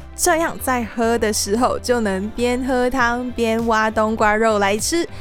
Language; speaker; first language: Chinese; non-native, fluent; Cantonese